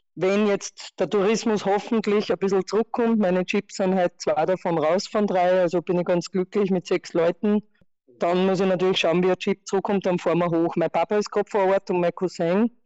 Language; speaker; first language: German; native; German